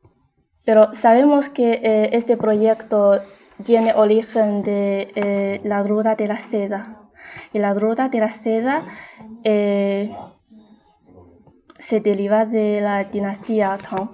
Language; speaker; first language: Spanish; non-native, fluent; Chinese